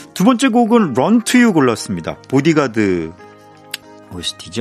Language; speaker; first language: Korean; native; Korean